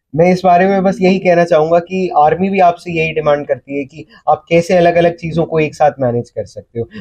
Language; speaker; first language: Hindi; native; Hindi